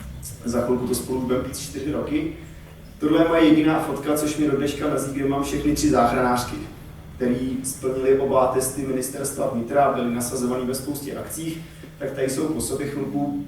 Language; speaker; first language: Czech; native; Czech